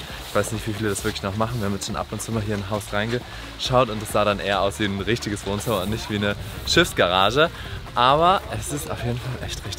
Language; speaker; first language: German; native; German